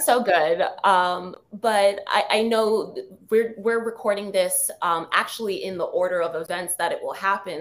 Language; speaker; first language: English; native; English